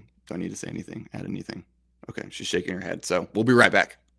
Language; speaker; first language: English; native; English